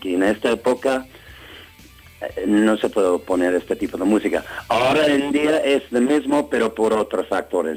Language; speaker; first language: Spanish; non-native, fluent; English